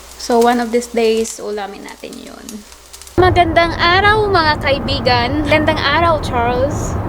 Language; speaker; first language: Filipino; native; Filipino